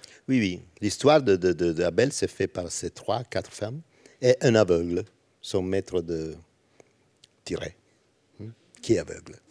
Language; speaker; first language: French; non-native, learner; Italian